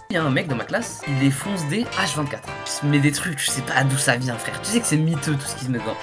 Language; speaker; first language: French; native; French